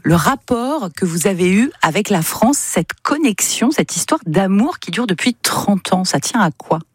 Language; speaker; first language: French; native; French